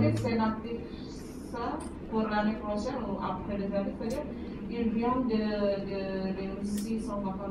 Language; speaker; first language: French; non-native, learner; Indonesian